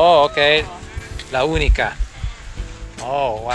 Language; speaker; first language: Spanish; non-native, learner; English